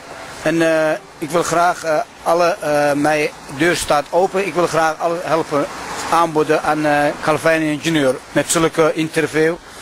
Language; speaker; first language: Dutch; non-native, local second language; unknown